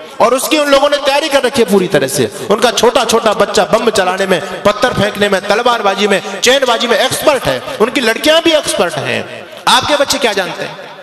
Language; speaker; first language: Hindi; native; Hindi